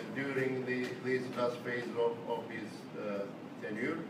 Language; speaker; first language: English; non-native, fluent; Turkish